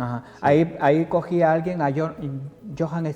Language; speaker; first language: Spanish; native; Spanish